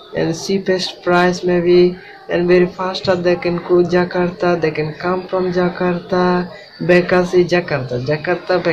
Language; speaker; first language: English; non-native, local second language; Bangla